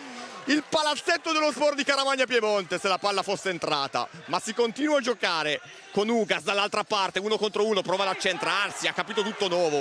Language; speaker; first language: Italian; native; Italian